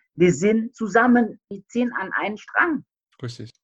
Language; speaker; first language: German; non-native, fluent; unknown